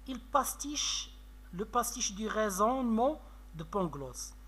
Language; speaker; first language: French; non-native, local second language; Arabic